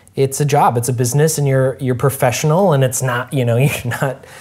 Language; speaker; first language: English; native; English